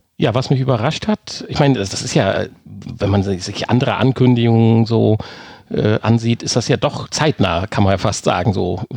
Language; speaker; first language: German; native; German